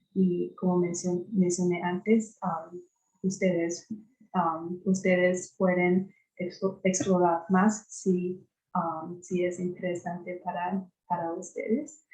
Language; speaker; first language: Spanish; non-native, fluent; English